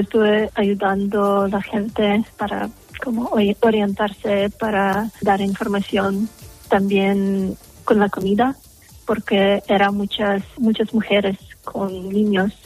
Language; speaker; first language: Spanish; non-native, learner; Ukrainian